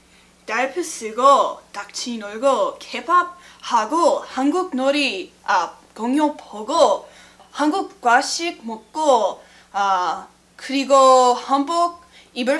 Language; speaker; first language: Korean; non-native, learner; English